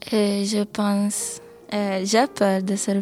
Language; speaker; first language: French; non-native, learner; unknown